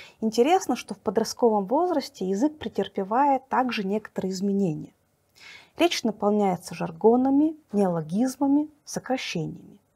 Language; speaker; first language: Russian; native; Russian